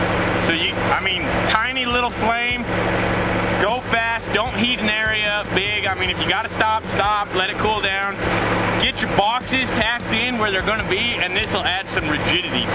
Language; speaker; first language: English; native; English